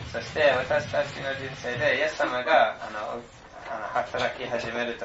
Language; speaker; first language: Japanese; non-native, fluent; English